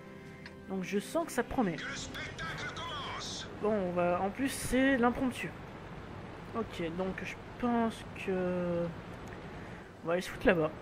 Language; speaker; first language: French; native; French